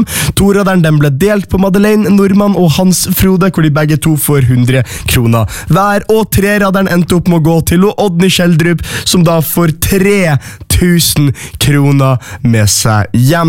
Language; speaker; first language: Norwegian; native; Norwegian